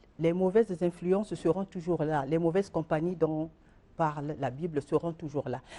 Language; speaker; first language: French; non-native, local second language; Lingala